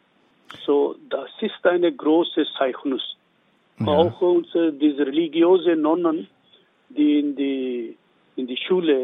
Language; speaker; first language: German; non-native, learner; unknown